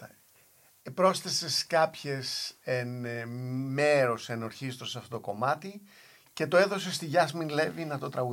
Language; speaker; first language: Greek; native; Greek